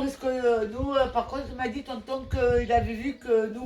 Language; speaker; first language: French; native; French